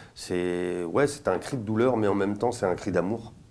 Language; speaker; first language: French; native; French